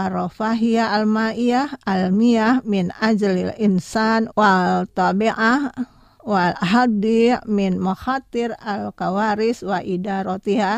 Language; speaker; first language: Arabic; non-native, fluent; Indonesian